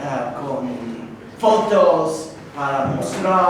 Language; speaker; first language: Spanish; non-native, fluent; English